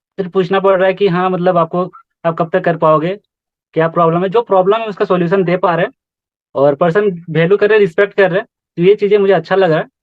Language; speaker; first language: Hindi; native; Hindi